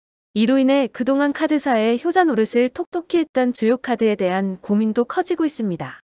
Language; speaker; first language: Korean; native; Korean